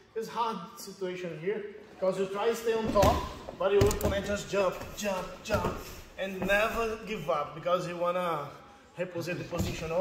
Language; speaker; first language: English; non-native, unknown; Portuguese